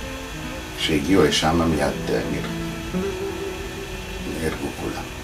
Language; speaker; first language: Hebrew; non-native, fluent; Italian